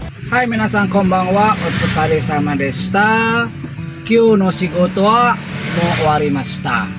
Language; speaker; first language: Japanese; non-native, fluent; Indonesian